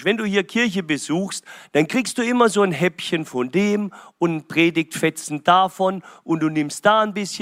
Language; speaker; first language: German; native; German